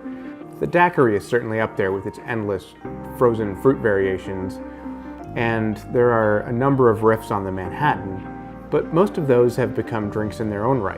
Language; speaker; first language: English; native; English